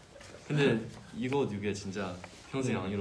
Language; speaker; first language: Korean; non-native, learner; Chinese